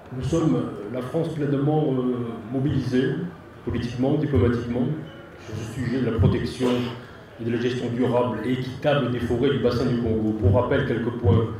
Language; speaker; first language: French; native; French